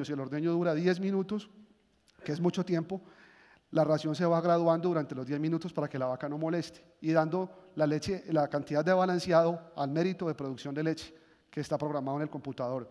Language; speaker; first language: Spanish; native; Spanish